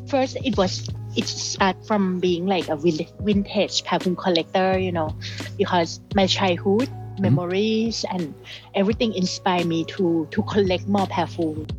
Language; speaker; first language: English; non-native, fluent; Thai